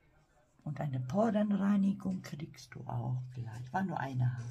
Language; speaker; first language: German; non-native, fluent; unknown